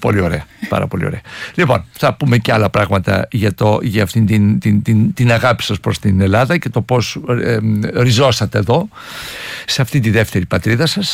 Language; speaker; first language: Greek; native; Greek